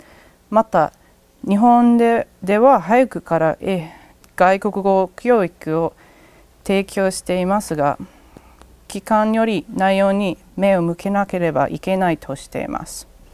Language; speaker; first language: Japanese; non-native, learner; English